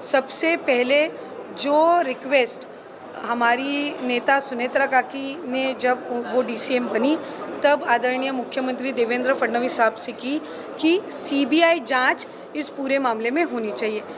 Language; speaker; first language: Hindi; non-native, local second language; Marathi